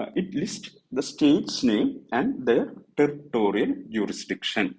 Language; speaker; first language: English; non-native, local second language; Malayalam